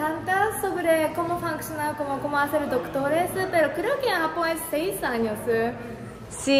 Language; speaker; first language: Spanish; non-native, learner; Japanese